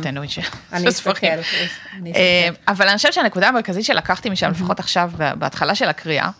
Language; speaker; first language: Hebrew; native; Hebrew